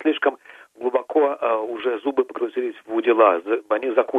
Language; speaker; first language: Russian; native; Russian